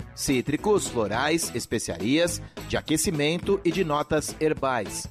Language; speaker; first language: Portuguese; native; Portuguese